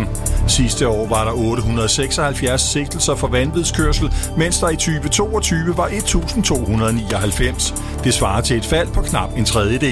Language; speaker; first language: Danish; native; Danish